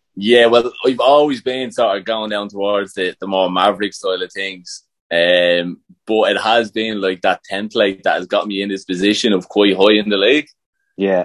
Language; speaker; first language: English; native; English